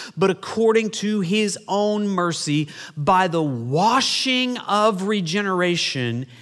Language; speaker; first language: English; native; English